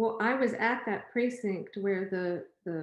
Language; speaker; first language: English; native; English